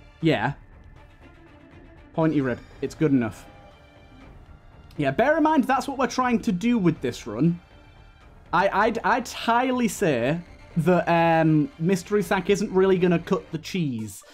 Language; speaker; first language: English; native; English